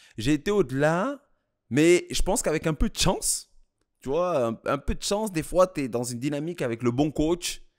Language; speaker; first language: French; early bilingual, other home language; Kabuverdianu